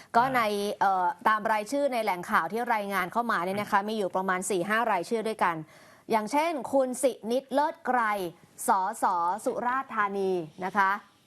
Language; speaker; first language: Thai; native; Thai